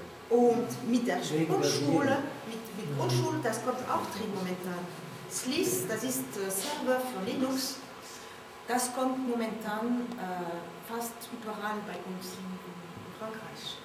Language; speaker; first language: German; non-native, learner; French